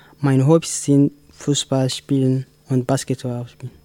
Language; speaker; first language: German; non-native, learner; Tigrinya